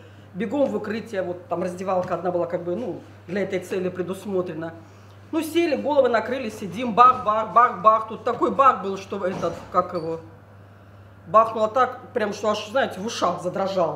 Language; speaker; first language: Russian; native; Russian